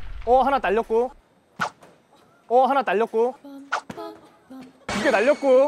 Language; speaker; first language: Korean; native; Korean